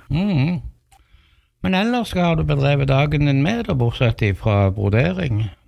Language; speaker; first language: Norwegian; native; Norwegian